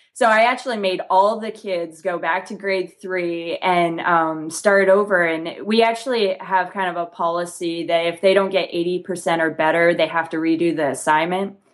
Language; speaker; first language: English; native; English